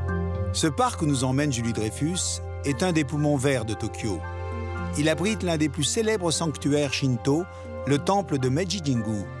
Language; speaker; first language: French; native; French